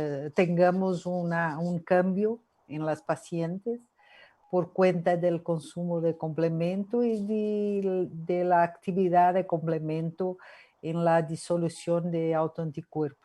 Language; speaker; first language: Spanish; non-native, fluent; Portuguese